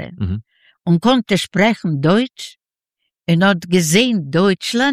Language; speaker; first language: German; non-native, fluent; Yiddish